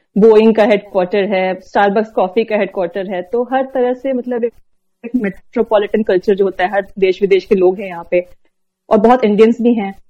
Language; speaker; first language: Hindi; native; Hindi